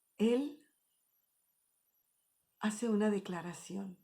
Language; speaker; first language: Spanish; native; Spanish